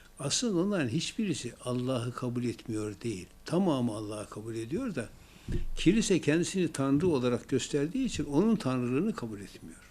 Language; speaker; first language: Turkish; native; Turkish